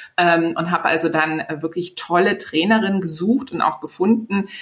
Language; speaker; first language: German; native; German